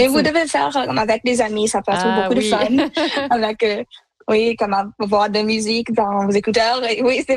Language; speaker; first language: French; non-native, local second language; Punjabi